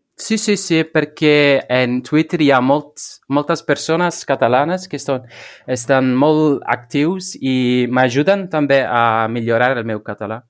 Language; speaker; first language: Catalan; non-native, learner; Dutch